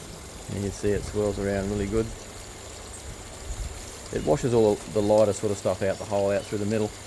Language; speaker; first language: English; native; English